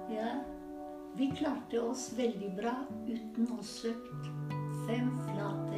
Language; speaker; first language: Norwegian; non-native, fluent; Macedonian